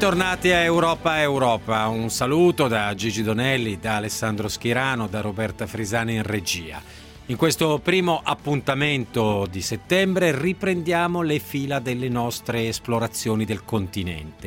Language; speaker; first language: Italian; native; Italian